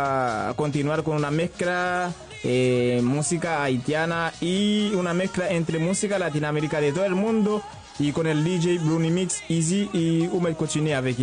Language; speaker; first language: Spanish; non-native, learner; Haitian Creole